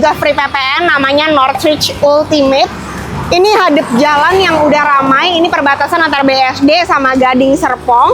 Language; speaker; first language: Indonesian; native; Indonesian